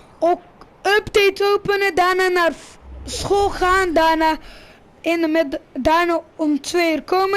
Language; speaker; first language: Dutch; early bilingual, other home language; Turkish